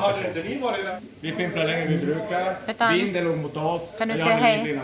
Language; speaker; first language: Swedish; native; Swedish